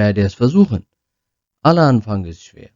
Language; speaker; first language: German; non-native, learner; Urdu